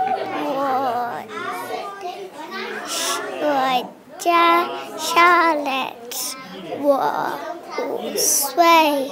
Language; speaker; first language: Chinese; non-native, learner; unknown